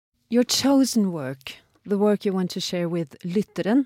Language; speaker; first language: English; non-native, fluent; Norwegian